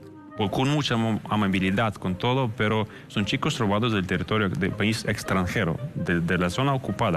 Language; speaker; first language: Spanish; non-native, fluent; Ukrainian